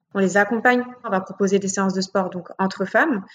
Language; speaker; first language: French; native; French